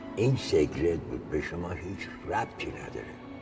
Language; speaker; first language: Persian; native; Persian